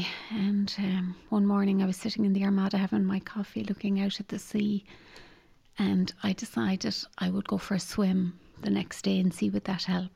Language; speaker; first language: English; native; English